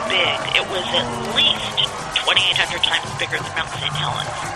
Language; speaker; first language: English; native; English